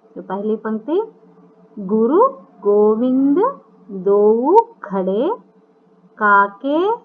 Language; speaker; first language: Hindi; non-native, local second language; Telugu